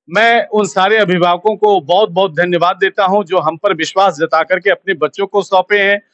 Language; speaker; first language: Hindi; native; Hindi